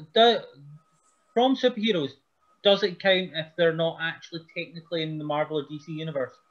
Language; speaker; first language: English; native; English